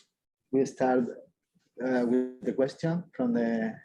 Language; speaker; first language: English; non-native, fluent; Spanish